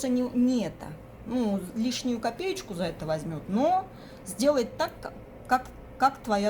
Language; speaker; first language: Russian; native; Russian